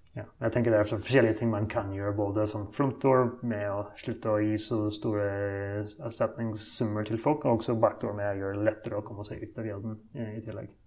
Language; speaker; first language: Norwegian; non-native, fluent; English